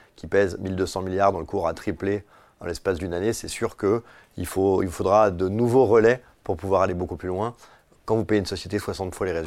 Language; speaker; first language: French; native; French